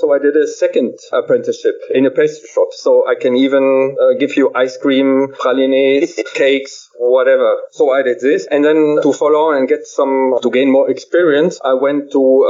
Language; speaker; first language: English; non-native, fluent; German